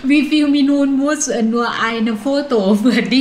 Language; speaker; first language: German; non-native, learner; Thai